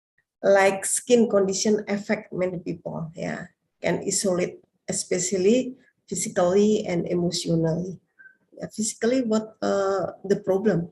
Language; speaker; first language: English; non-native, learner; Indonesian